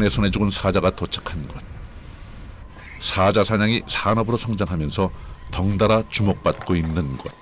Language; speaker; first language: Korean; native; Korean